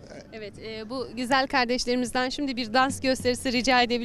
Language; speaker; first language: Turkish; native; Turkish